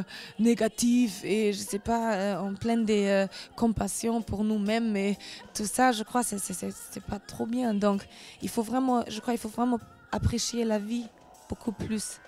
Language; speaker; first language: French; non-native, learner; German